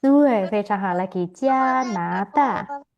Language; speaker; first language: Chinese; non-native, fluent; Indonesian